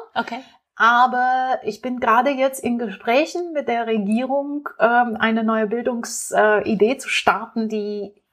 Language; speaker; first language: German; non-native, fluent; Romanian